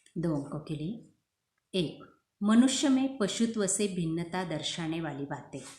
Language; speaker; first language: Hindi; non-native, local second language; Marathi